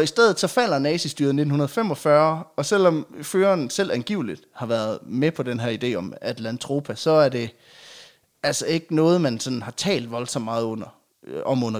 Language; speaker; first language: Danish; native; Danish